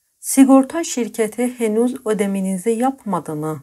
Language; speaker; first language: Turkish; non-native, fluent; Persian